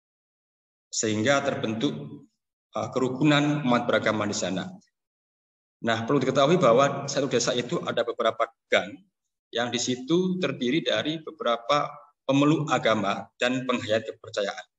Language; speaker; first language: Indonesian; native; Indonesian